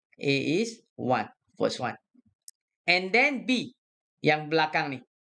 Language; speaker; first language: English; non-native, local second language; Malay